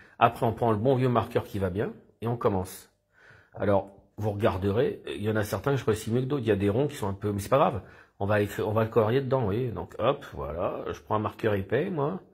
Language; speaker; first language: French; native; French